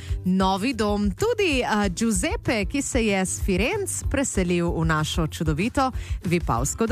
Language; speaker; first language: Slovenian; native; Slovenian